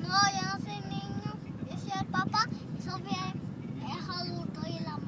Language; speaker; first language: Spanish; early bilingual, heritage; Spanish